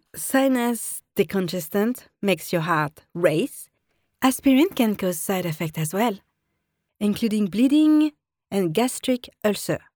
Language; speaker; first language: English; non-native, fluent; French